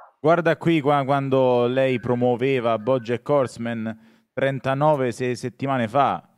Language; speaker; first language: Italian; native; Italian